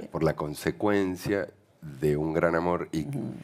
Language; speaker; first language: Spanish; native; Spanish